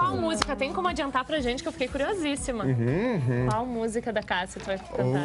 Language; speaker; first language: Portuguese; native; Portuguese